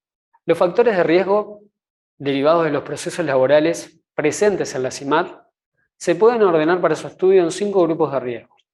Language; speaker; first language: Spanish; native; Spanish